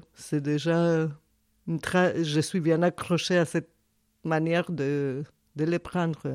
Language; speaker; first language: French; non-native, fluent; Spanish